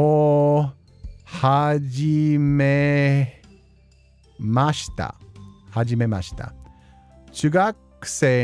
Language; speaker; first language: Japanese; non-native, learner; English